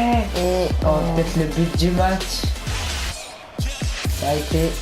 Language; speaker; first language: French; native; French